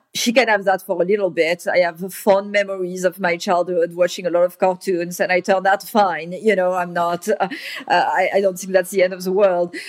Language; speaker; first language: English; non-native, fluent; French